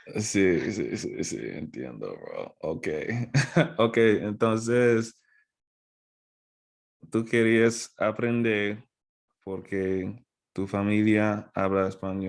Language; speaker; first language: Spanish; non-native, fluent; English